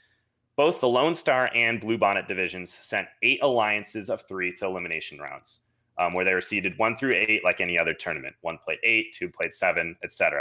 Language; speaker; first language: English; native; English